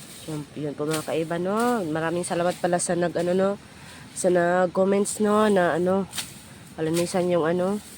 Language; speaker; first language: Filipino; non-native, local second language; Cebuano